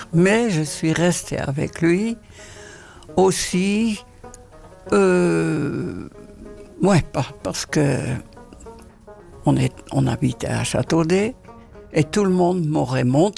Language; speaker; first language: French; non-native, fluent; Dutch